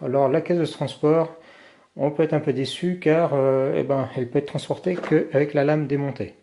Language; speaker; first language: French; native; French